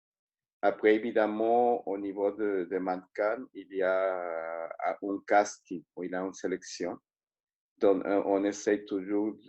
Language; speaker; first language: French; non-native, fluent; Spanish